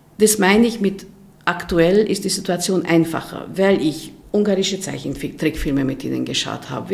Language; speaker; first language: German; non-native, fluent; Hungarian